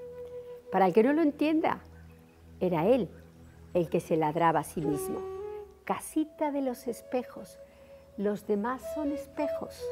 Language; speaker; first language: Spanish; native; Spanish